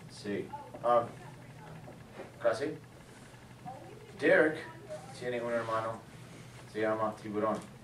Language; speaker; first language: Spanish; non-native, fluent; English